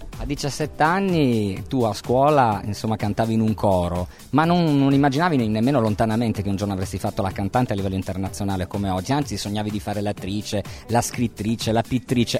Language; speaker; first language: Italian; native; Italian